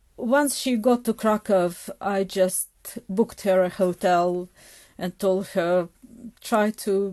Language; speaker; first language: English; non-native, fluent; Ukrainian